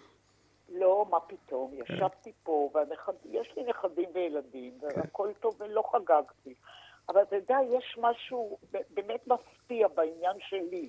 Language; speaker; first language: Hebrew; native; Hebrew